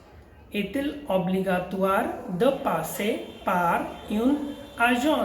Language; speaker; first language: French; non-native, fluent; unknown